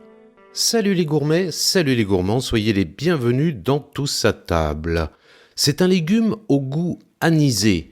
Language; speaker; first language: French; native; French